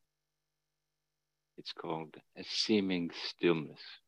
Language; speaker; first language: English; native; English